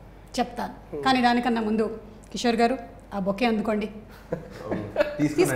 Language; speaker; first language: Telugu; native; Telugu